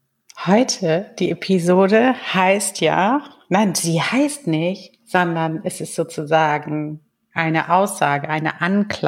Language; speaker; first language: German; native; German